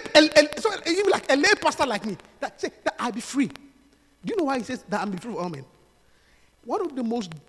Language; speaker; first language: English; non-native, local second language; Akan